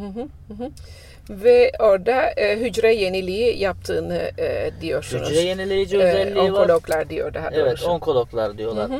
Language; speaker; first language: Turkish; non-native, fluent; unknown